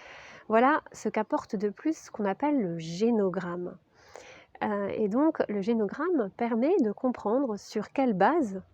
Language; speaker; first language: French; native; French